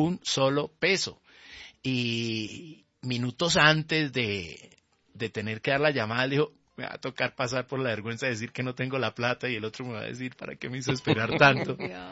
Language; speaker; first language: Spanish; native; Spanish